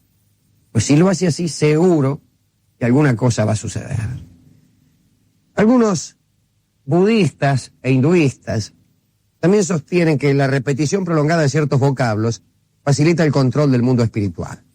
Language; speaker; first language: Spanish; native; Spanish